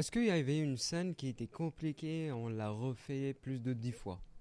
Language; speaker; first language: French; native; French